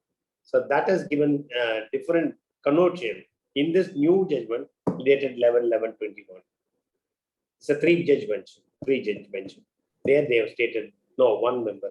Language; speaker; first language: English; non-native, local second language; Tamil